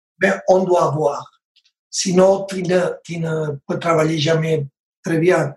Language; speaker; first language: French; non-native, learner; Spanish